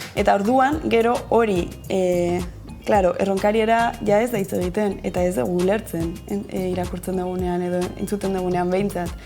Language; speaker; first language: Basque; native; Basque